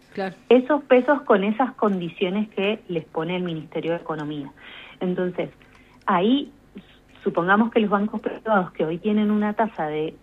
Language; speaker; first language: Spanish; native; Spanish